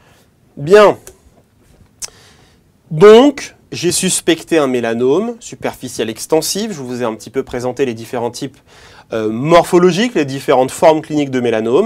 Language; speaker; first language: French; native; French